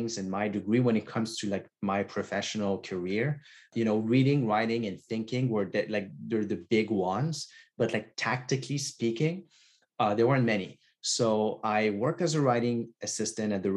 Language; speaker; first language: English; non-native, fluent; French